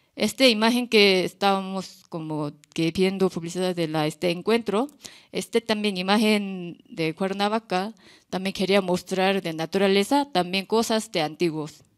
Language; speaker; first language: Spanish; non-native, learner; Korean